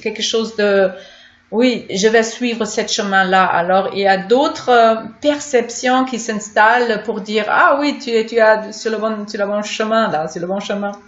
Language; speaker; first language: French; non-native, fluent; German